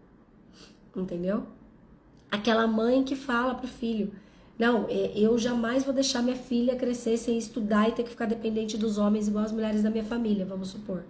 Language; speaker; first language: Portuguese; native; Portuguese